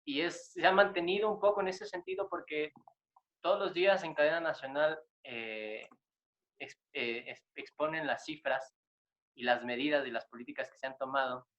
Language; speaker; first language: Spanish; native; Spanish